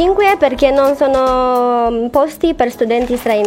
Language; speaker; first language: Italian; non-native, learner; Romanian